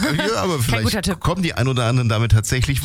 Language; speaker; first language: German; native; German